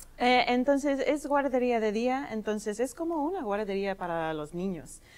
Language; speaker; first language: Spanish; non-native, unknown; English